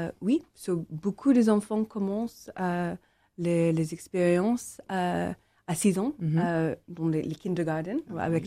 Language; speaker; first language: French; non-native, learner; English